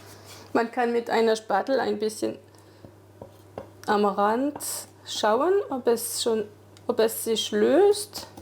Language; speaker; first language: German; non-native, fluent; French